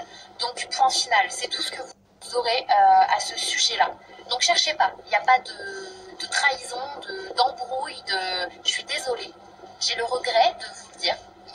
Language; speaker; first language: French; native; French